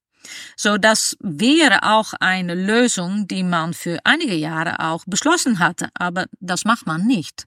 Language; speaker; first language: German; non-native, fluent; Dutch